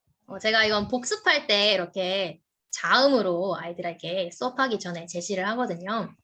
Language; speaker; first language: Korean; native; Korean